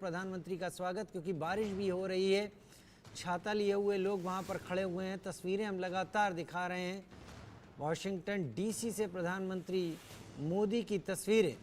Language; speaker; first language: Hindi; native; Hindi